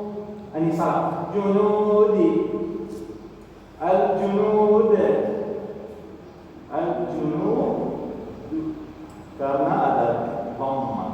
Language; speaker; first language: Indonesian; non-native, learner; Arabic